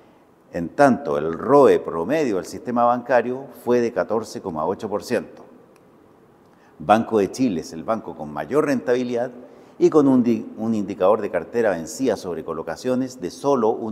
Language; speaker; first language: Spanish; native; Spanish